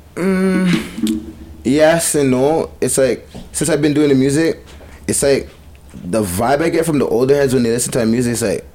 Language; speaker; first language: English; native; English